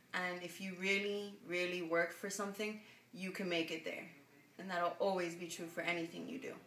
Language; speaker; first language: English; native; English